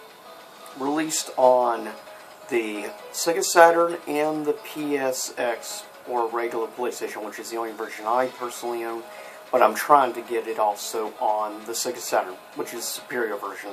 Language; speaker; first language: English; native; English